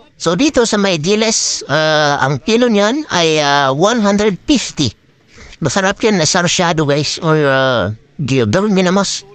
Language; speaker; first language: Filipino; non-native, local second language; Cebuano